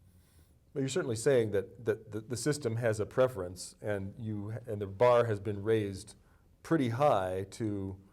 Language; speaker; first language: English; native; English